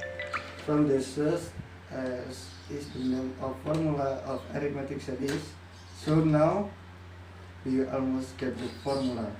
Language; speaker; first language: English; non-native, learner; Indonesian